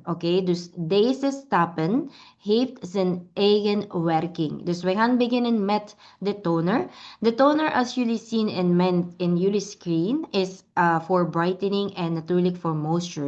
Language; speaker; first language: Dutch; non-native, learner; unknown